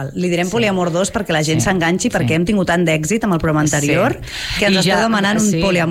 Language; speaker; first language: Catalan; native; Catalan